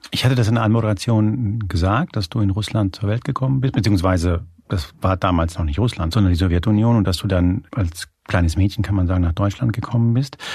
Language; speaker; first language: German; early bilingual, other home language; Spanish